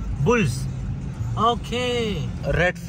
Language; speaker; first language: English; non-native, fluent; Urdu